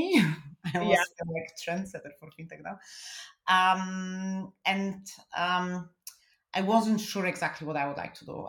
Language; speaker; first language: English; non-native, fluent; Polish